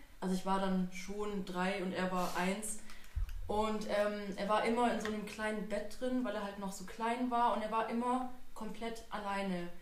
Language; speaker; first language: German; native; German